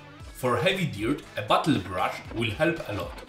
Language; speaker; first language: English; non-native, fluent; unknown